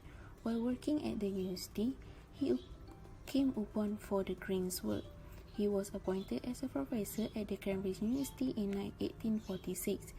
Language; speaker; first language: English; non-native, local second language; Malay